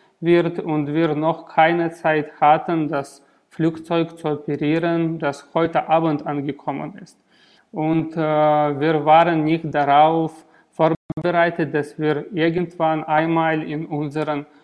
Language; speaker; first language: German; non-native, learner; Russian